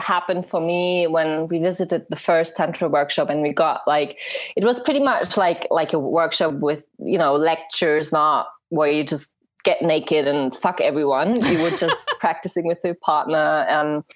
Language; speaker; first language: English; non-native, fluent; German